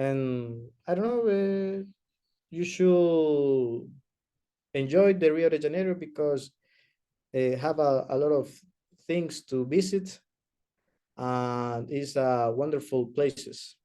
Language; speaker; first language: English; non-native, learner; Spanish